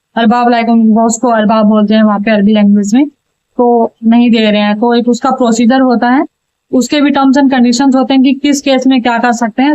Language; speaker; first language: Hindi; native; Hindi